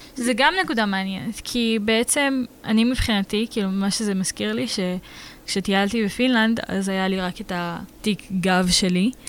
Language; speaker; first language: Hebrew; native; Hebrew